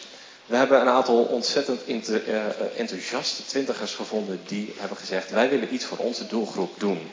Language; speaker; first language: Dutch; native; Dutch